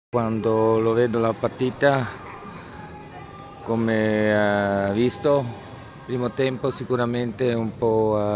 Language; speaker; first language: Italian; non-native, local second language; German